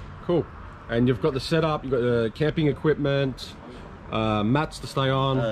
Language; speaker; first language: English; native; English